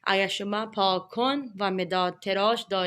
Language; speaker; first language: Persian; non-native, fluent; Urdu